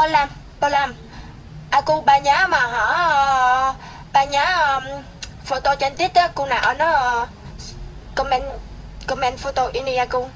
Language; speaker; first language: Indonesian; non-native, learner; Vietnamese